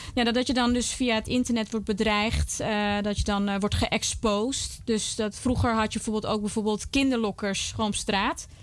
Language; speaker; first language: Dutch; native; Dutch